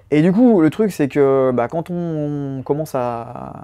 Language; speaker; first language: French; native; French